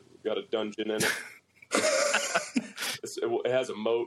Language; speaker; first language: English; native; English